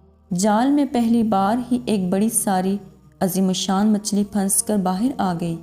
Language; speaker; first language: Urdu; native; Urdu